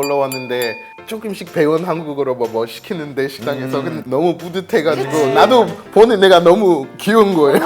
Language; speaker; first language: Korean; non-native, fluent; English